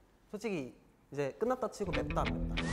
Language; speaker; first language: Korean; native; Korean